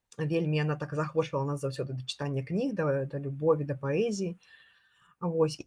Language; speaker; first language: Belarusian; non-native, local second language; Russian